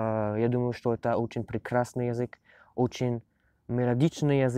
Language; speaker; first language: Russian; non-native, learner; French